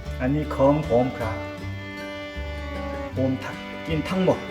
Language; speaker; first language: Thai; non-native, learner; Korean